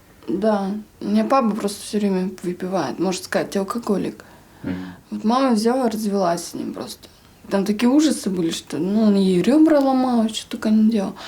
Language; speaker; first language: Russian; native; Russian